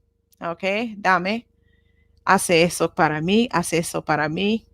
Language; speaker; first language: Spanish; non-native, learner; Japanese